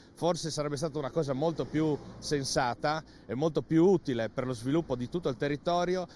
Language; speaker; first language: Italian; native; Italian